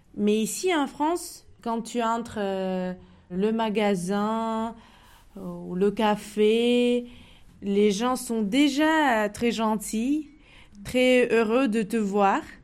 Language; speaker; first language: French; non-native, learner; Russian